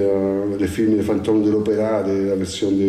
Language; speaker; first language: French; non-native, fluent; Italian